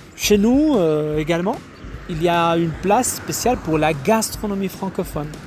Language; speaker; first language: French; non-native, fluent; Spanish